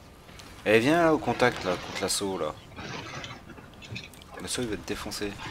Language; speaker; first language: French; native; French